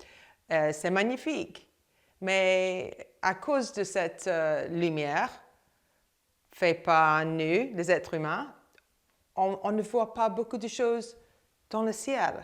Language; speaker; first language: French; non-native, fluent; English